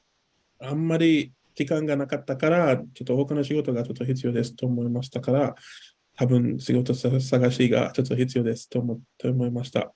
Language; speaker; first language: Japanese; non-native, learner; English